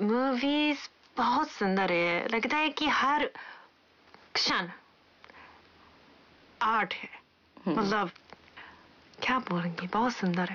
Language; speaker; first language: Hindi; non-native, fluent; Japanese